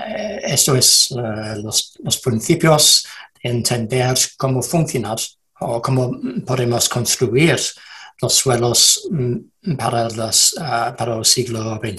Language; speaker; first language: Spanish; non-native, learner; English